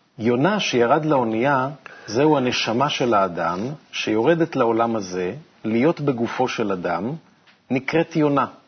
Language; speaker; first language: Hebrew; native; Hebrew